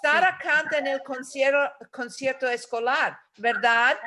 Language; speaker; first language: Spanish; non-native, fluent; English